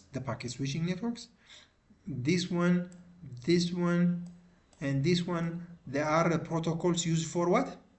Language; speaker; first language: English; non-native, local second language; Amharic